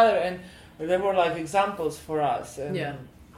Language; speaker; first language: English; non-native, fluent; Russian